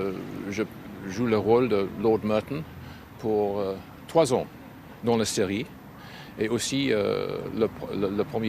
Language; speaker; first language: French; non-native, learner; English